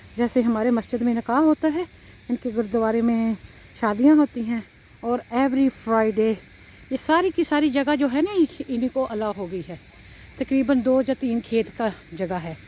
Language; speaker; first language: Urdu; non-native, local second language; Punjabi